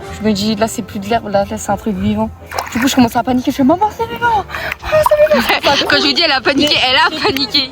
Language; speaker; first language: French; native; French